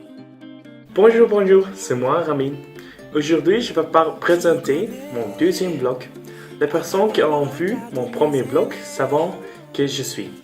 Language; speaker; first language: French; non-native, local second language; Persian